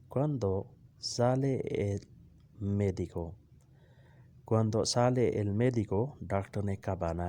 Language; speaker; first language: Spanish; non-native, learner; Urdu